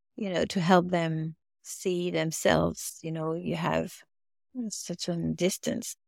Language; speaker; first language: English; non-native, fluent; French